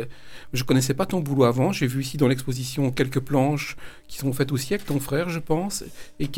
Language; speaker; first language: French; native; French